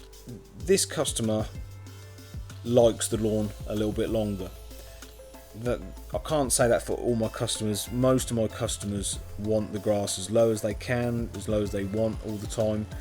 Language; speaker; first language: English; native; English